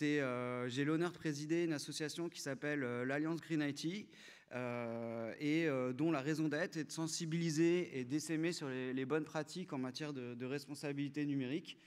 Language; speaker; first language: French; native; French